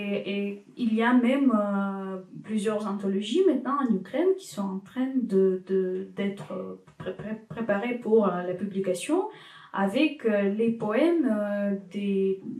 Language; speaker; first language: French; non-native, fluent; Ukrainian